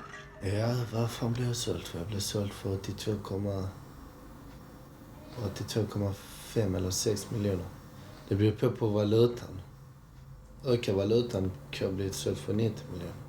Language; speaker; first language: Swedish; early bilingual, other home language; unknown